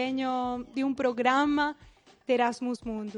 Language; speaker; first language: Italian; non-native, fluent; Spanish